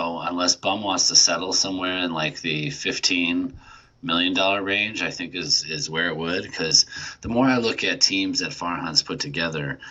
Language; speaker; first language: English; native; English